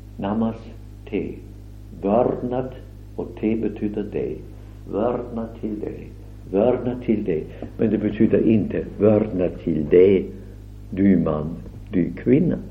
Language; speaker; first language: Swedish; non-native, fluent; German